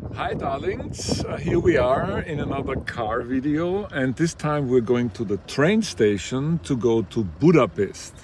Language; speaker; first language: English; non-native, fluent; German